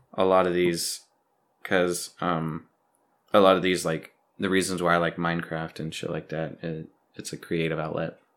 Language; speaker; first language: English; native; English